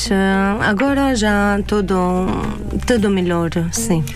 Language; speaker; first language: Portuguese; non-native, learner; Arabic